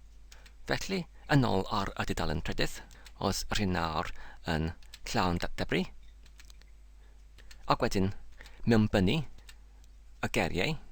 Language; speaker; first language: Welsh; non-native, fluent; English